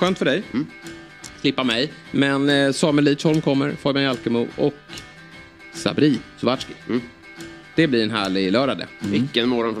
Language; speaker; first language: Swedish; native; Swedish